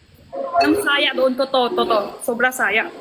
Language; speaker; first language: Filipino; non-native, learner; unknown